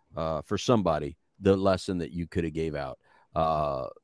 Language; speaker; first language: English; native; English